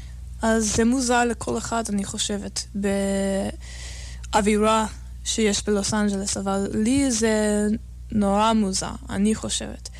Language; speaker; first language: Hebrew; non-native, learner; English